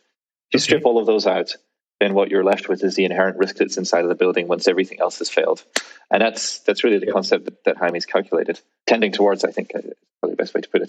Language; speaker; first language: English; native; English